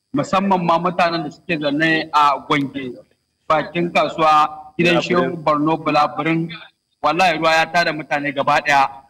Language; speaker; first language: Hausa; native; Hausa